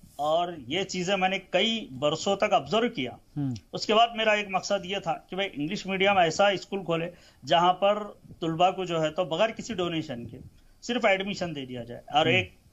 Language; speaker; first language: Hindi; non-native, local second language; Urdu